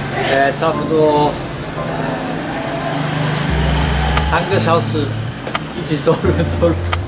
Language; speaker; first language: Chinese; non-native, learner; Japanese